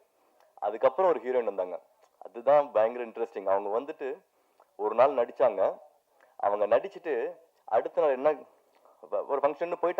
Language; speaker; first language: Tamil; native; Tamil